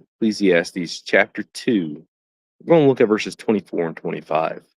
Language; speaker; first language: English; native; English